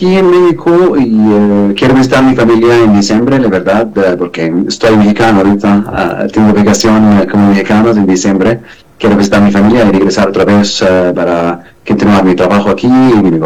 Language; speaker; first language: Spanish; non-native, learner; Arabic